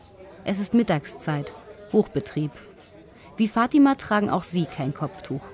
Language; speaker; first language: German; native; German